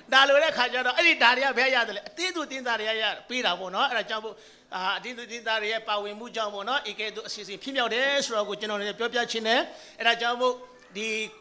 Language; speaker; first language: Burmese; non-native, local second language; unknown